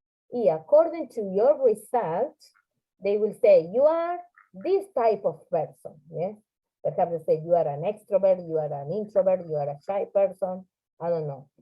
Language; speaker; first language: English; non-native, fluent; Spanish